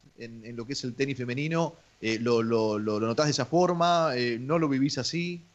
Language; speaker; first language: Spanish; native; Spanish